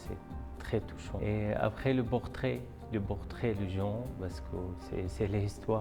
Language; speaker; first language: French; non-native, learner; Arabic